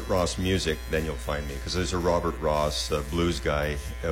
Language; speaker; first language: English; native; English